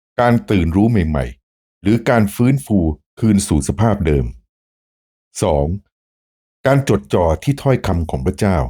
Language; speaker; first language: Thai; native; Thai